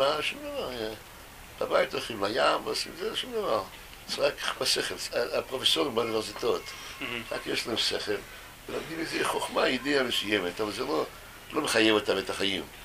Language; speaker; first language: Hebrew; non-native, fluent; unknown